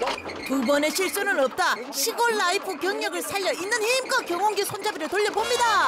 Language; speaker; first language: Korean; native; Korean